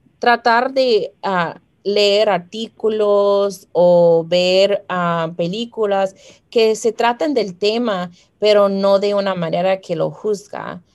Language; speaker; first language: Spanish; early bilingual, heritage; Spanish